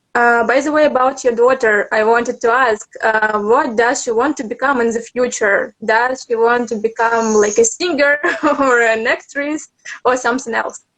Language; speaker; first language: English; non-native, learner; Russian